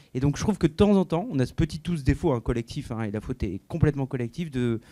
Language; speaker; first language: French; native; French